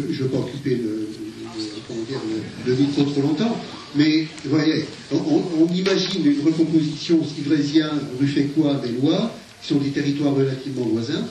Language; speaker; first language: French; native; French